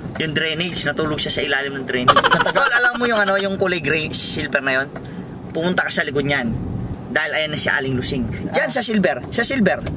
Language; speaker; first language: Filipino; non-native, local second language; Pampanga